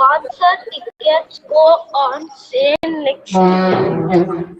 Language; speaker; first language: English; non-native, learner; Tamil